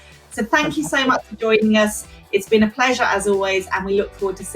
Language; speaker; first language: English; native; English